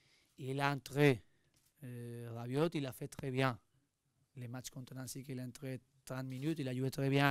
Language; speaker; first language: French; non-native, learner; Spanish